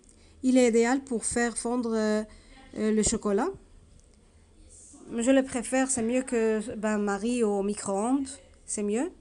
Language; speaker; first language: French; non-native, learner; Arabic